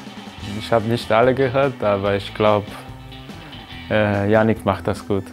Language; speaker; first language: German; non-native, fluent; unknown